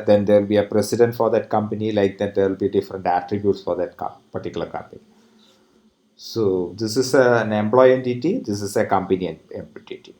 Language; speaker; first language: English; non-native, local second language; Malayalam